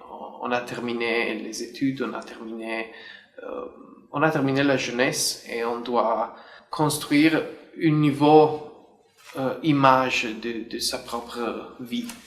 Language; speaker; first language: French; non-native, fluent; Italian